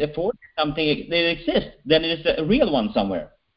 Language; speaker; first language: English; non-native, fluent; Swedish